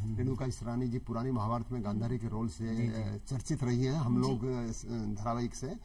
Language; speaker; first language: Hindi; non-native, local second language; Marwari